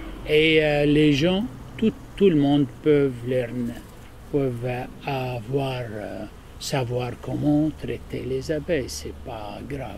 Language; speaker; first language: French; non-native, learner; Arabic